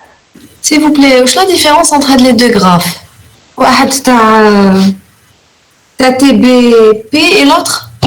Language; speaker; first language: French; non-native, local second language; Arabic